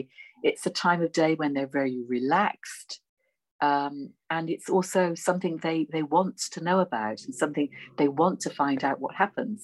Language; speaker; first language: English; native; English